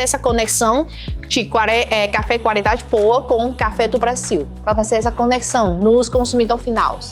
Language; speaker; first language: Portuguese; non-native, fluent; Chinese